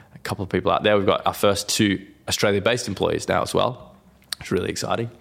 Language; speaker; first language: English; native; English